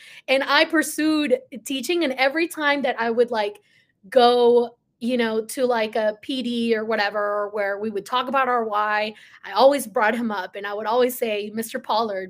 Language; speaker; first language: English; early bilingual, other home language; Spanish